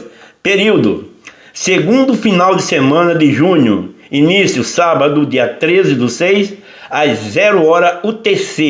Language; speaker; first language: Portuguese; native; Portuguese